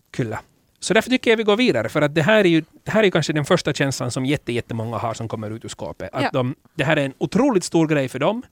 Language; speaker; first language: Swedish; native; Swedish